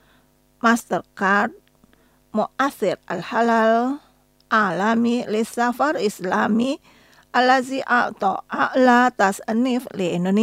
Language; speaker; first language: Arabic; non-native, fluent; Indonesian